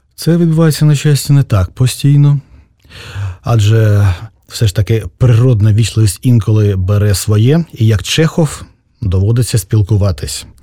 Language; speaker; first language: Ukrainian; native; Ukrainian